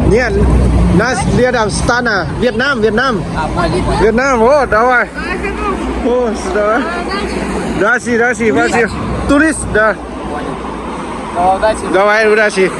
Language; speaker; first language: Russian; non-native, learner; Lao